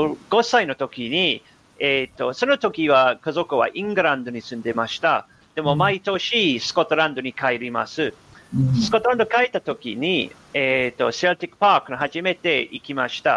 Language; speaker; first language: Japanese; non-native, learner; English